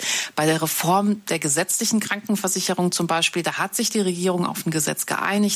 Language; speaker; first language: German; native; German